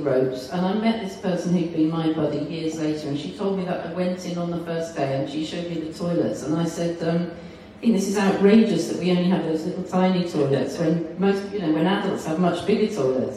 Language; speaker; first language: English; native; English